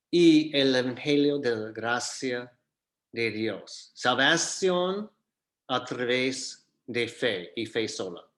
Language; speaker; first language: Spanish; non-native, fluent; English